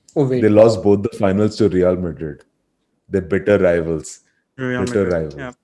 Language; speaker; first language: English; non-native, local second language; Hindi